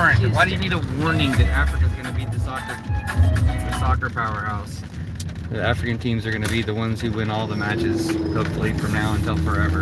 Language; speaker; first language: English; native; English